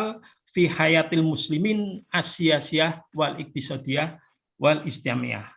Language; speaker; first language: Arabic; non-native, fluent; Indonesian